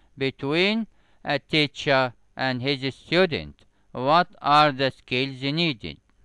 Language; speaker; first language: English; non-native, fluent; Arabic